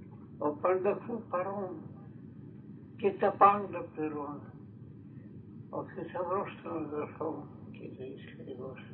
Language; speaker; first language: Greek; non-native, fluent; Russian